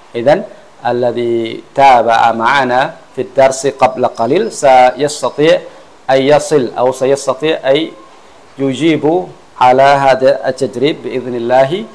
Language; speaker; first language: Arabic; non-native, fluent; Khmer